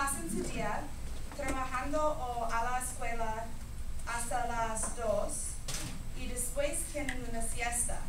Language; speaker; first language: Spanish; non-native, learner; English